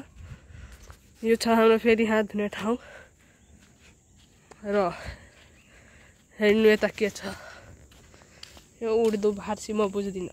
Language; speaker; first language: Nepali; non-native, local second language; Maithili